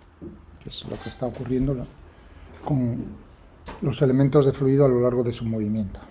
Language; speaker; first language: Spanish; native; Spanish